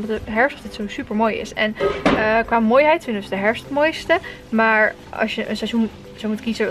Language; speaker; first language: Dutch; native; Dutch